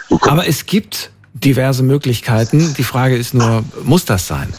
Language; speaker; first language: German; native; German